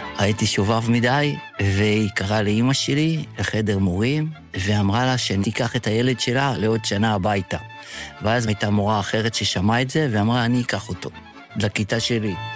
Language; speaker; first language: Hebrew; early bilingual, other home language; Yiddish